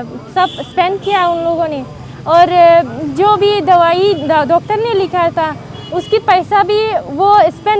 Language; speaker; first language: Hindi; non-native, fluent; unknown